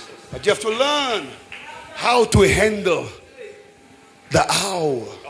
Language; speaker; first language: English; non-native, local second language; Afrikaans